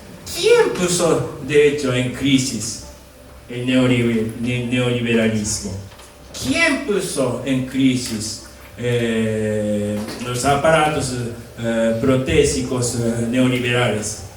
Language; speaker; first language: Spanish; non-native, fluent; Japanese